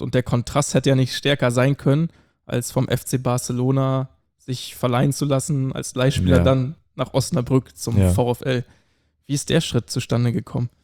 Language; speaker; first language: German; native; German